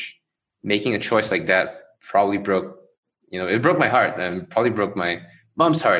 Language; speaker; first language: English; non-native, local second language; Chinese